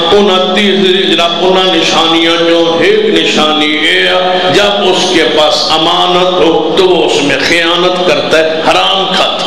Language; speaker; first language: Urdu; non-native, local second language; Punjabi